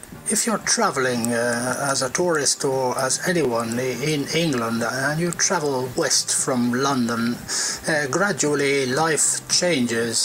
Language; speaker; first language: English; native; English